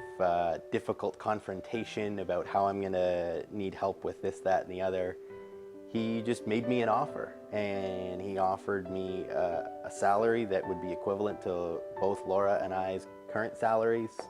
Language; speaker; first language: English; native; English